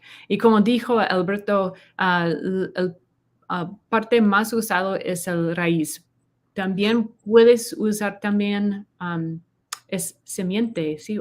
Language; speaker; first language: Spanish; non-native, learner; English